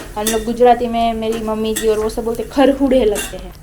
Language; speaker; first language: Hindi; non-native, local second language; Gujarati